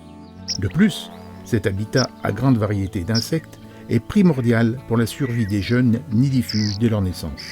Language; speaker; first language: French; native; French